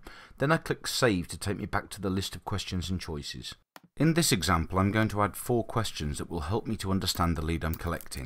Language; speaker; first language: English; native; English